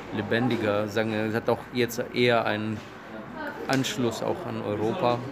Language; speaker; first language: German; non-native, fluent; Romanian